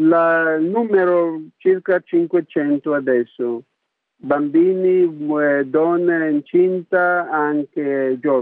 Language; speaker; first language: Italian; non-native, local second language; English